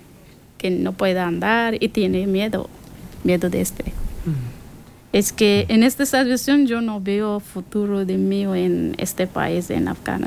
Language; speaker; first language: Spanish; non-native, learner; Persian